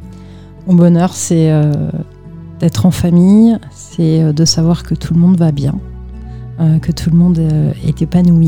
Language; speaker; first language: French; native; French